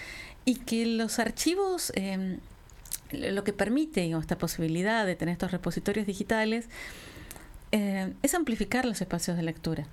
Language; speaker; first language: Spanish; native; Spanish